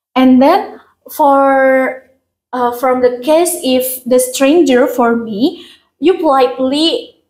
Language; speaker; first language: English; non-native, learner; Indonesian